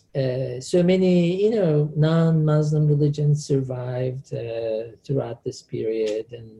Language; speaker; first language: English; non-native, fluent; Turkish